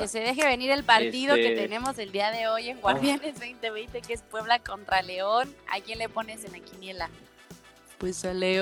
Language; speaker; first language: Spanish; native; Spanish